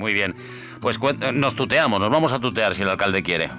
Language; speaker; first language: Spanish; native; Spanish